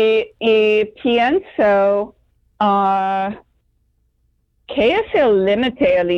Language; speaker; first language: Spanish; non-native, fluent; English